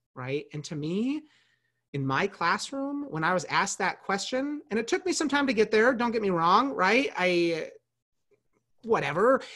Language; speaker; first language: English; native; English